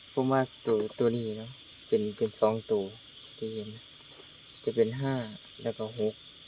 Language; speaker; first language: Thai; native; Thai